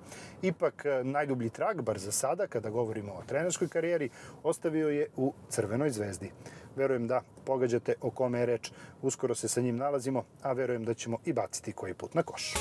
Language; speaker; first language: Serbian; native; Serbian